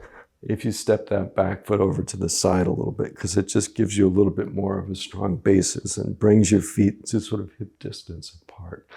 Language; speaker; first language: English; native; English